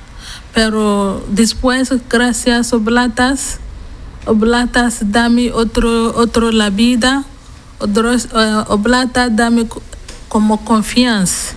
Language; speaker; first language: Spanish; non-native, learner; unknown